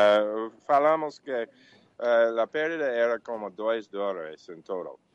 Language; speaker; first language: Portuguese; non-native, learner; English